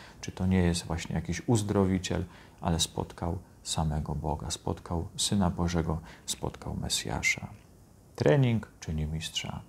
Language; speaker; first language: Polish; native; Polish